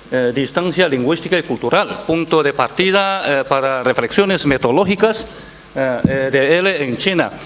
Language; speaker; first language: Spanish; non-native, fluent; Chinese